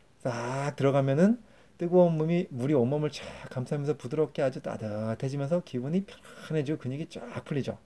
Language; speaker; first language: Korean; native; Korean